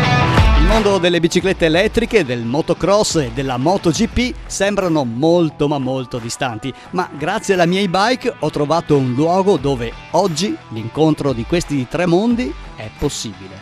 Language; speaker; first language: Italian; native; Italian